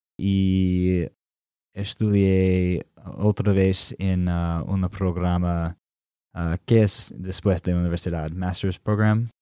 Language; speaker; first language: Spanish; non-native, learner; English